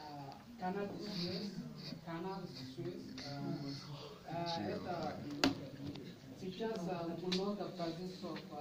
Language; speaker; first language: Russian; non-native, learner; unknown